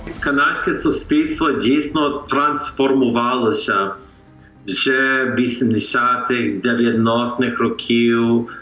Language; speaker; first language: Ukrainian; early bilingual, heritage; English